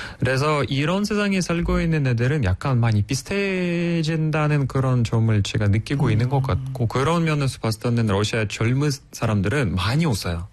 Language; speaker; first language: Korean; non-native, fluent; Russian